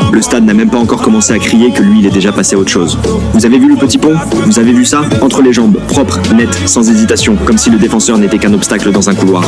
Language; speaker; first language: French; native; French